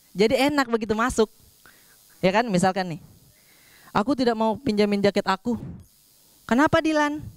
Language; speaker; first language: Indonesian; native; Indonesian